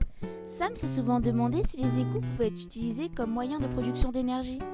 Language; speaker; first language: French; native; French